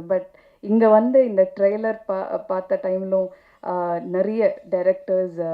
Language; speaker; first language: Tamil; non-native, learner; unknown